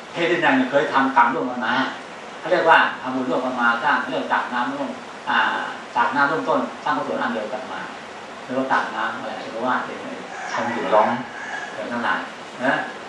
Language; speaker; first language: Thai; native; Thai